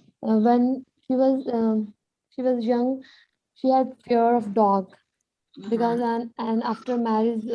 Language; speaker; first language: English; non-native, learner; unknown